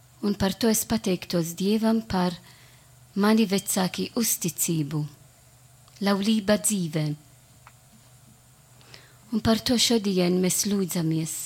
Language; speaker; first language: Latvian; non-native, learner; Italian